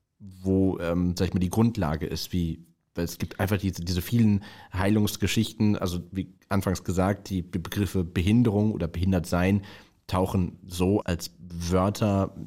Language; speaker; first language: German; native; German